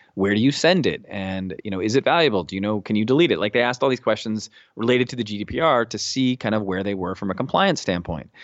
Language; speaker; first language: English; native; English